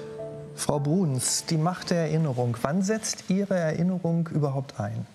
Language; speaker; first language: German; native; German